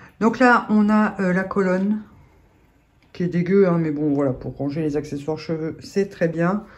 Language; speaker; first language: French; native; French